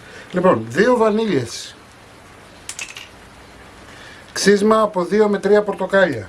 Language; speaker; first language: Greek; native; Greek